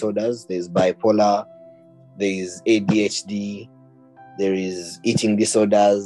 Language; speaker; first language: English; non-native, local second language; Ganda